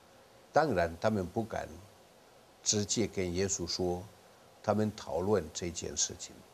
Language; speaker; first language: Chinese; non-native, fluent; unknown